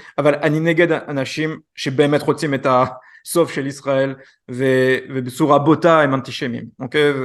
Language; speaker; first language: Hebrew; non-native, fluent; French